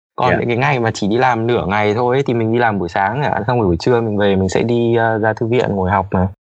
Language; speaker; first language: Vietnamese; native; Vietnamese